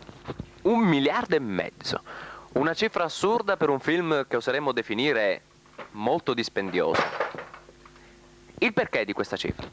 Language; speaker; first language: Italian; native; Italian